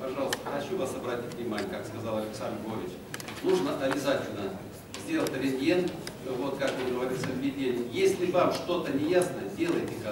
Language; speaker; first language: Russian; native; Russian